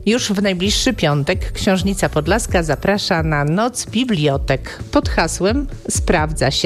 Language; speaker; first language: Polish; native; Polish